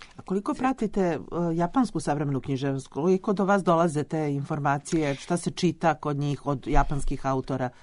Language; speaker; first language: Serbian; native; Serbian